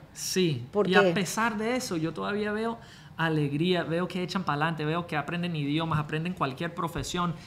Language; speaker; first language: Spanish; non-native, fluent; English